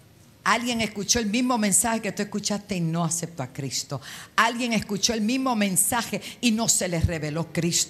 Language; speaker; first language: Spanish; native; Spanish